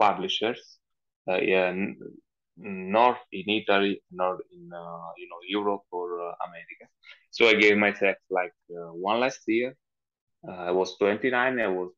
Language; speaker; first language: English; non-native, fluent; Italian